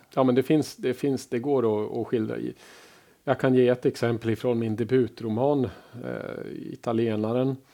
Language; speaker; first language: Swedish; native; Swedish